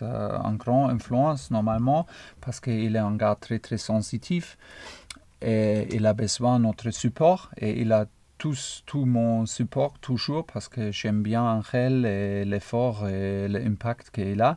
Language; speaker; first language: French; non-native, fluent; German